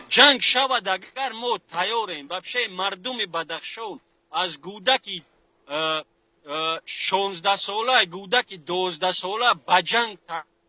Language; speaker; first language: Tajik; non-native, local second language; Shughni